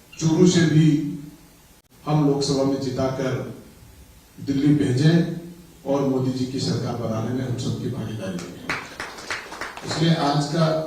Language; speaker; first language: Hindi; native; Hindi